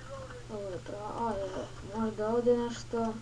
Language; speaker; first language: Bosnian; early bilingual, heritage; Bosnian